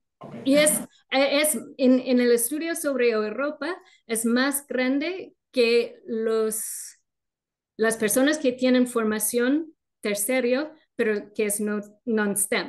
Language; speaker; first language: Spanish; non-native, fluent; English